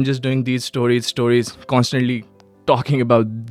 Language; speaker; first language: English; non-native, local second language; Urdu